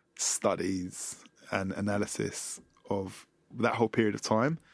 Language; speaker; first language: English; native; English